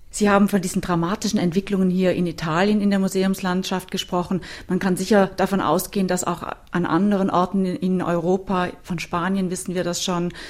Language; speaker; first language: German; native; German